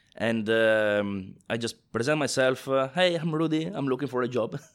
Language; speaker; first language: English; non-native, fluent; Italian